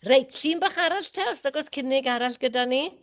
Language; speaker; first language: Welsh; native; Welsh